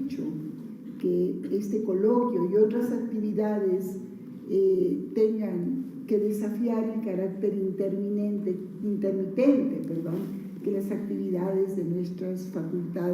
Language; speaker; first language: Spanish; native; Spanish